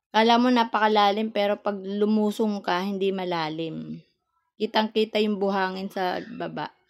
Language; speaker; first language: Filipino; non-native, local second language; Waray